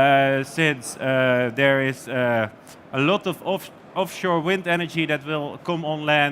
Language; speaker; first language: English; non-native, fluent; Dutch